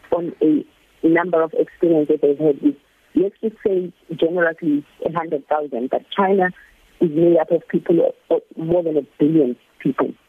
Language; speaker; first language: English; non-native, local second language; Zulu